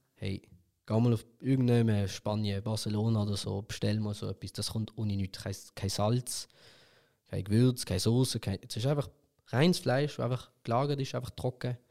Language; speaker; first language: German; early bilingual, other home language; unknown